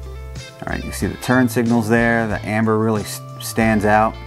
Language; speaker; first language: English; native; English